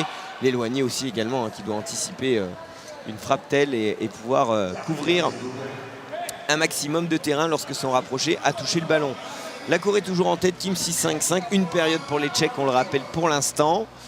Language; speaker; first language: French; native; French